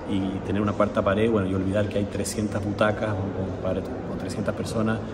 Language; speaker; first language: Spanish; native; Spanish